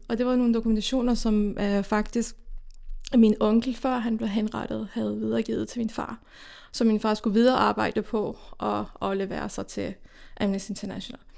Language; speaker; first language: Danish; early bilingual, other home language; Persian